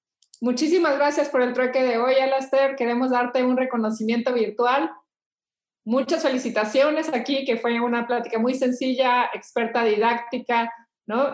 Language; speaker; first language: Spanish; native; Spanish